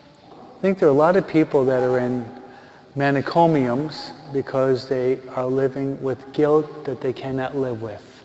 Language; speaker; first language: English; native; English